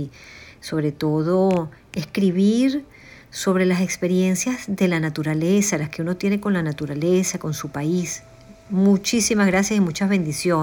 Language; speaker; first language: Spanish; native; Spanish